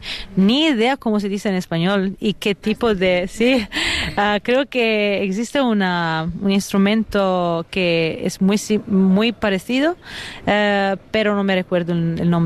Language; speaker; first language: Spanish; non-native, fluent; Italian